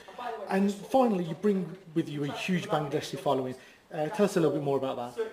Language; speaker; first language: English; native; English